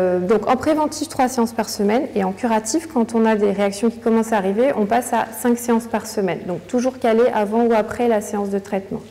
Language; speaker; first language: French; native; French